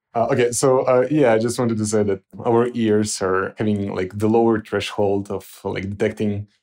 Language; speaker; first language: English; non-native, fluent; Ukrainian